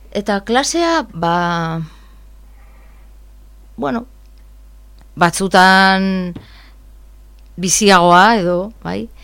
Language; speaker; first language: Basque; non-native, learner; Galician